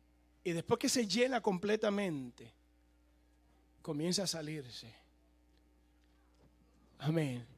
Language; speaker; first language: Spanish; native; Spanish